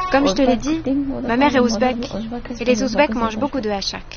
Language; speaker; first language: French; non-native, fluent; Persian